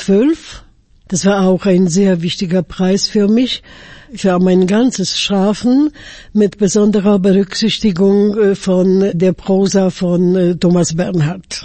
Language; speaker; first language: German; non-native, fluent; Polish